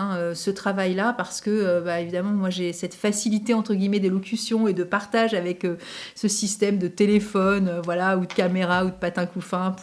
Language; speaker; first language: French; native; French